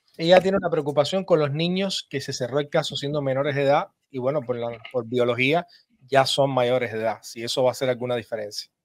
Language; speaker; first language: Spanish; native; Spanish